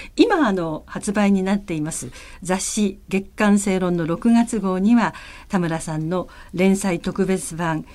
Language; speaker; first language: Japanese; native; Japanese